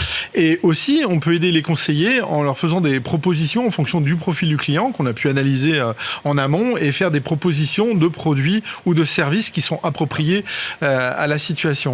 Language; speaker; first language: French; native; French